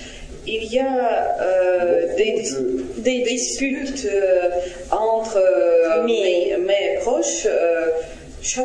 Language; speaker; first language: French; non-native, learner; Russian